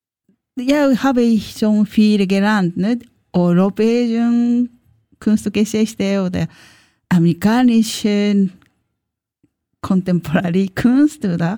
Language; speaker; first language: German; non-native, learner; Japanese